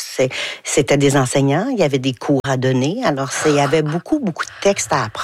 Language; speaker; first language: French; native; French